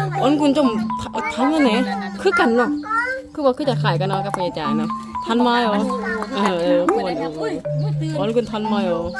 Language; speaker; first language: Korean; non-native, learner; Lao